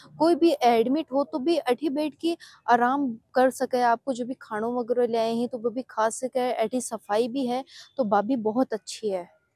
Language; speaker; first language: Hindi; native; Hindi